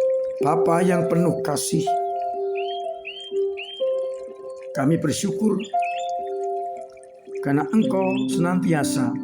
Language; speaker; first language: Indonesian; non-native, local second language; Javanese